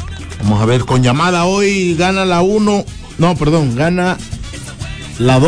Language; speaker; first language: Spanish; native; Spanish